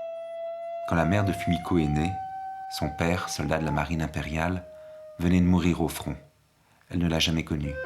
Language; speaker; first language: French; native; French